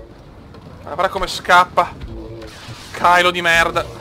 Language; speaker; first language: Italian; native; Italian